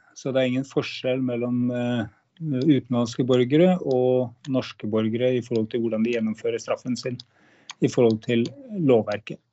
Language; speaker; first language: Norwegian; native; Norwegian